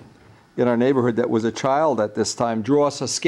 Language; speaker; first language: English; native; English